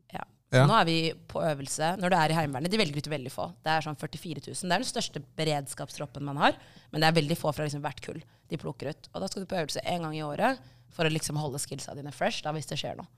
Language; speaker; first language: Norwegian; early bilingual, other home language; Tigrinya